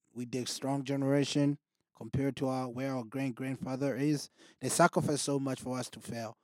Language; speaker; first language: English; non-native, local second language; Rundi